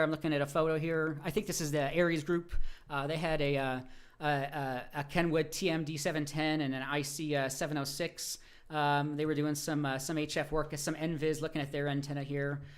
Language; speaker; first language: English; native; English